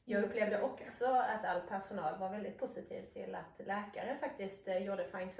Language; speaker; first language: Swedish; native; Swedish